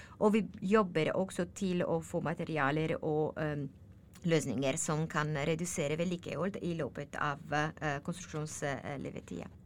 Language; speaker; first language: Norwegian; non-native, learner; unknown